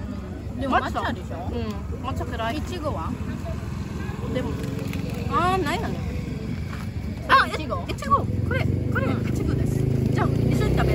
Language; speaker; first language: Japanese; non-native, learner; Filipino